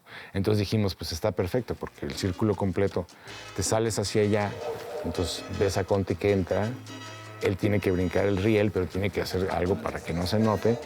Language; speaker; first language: Spanish; native; Spanish